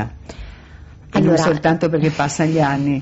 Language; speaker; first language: Italian; native; Italian